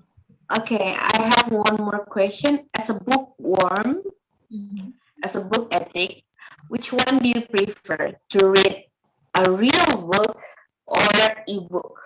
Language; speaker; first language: English; non-native, learner; Indonesian